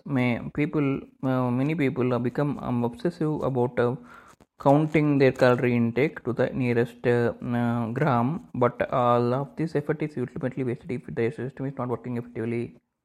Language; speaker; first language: English; non-native, local second language; Telugu